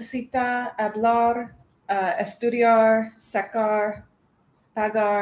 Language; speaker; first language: Spanish; non-native, learner; English